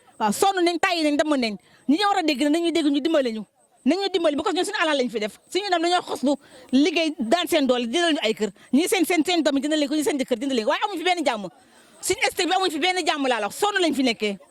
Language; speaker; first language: Wolof; native; Wolof